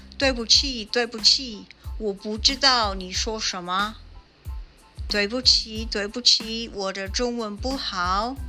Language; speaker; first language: Chinese; non-native, learner; English